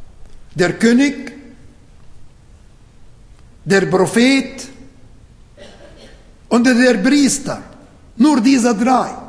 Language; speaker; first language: German; non-native, fluent; Arabic